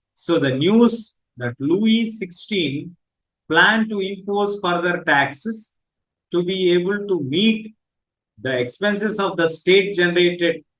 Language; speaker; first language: English; non-native, local second language; Telugu